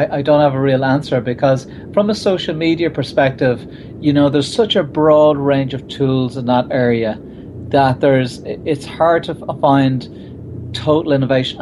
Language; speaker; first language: English; native; English